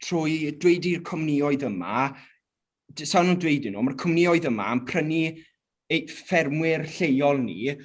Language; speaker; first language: Welsh; native; Welsh